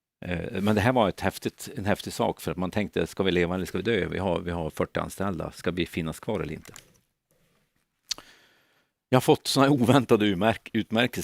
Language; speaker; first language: Swedish; native; Swedish